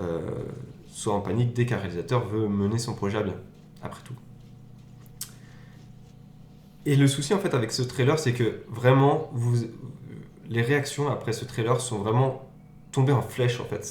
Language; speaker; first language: French; native; French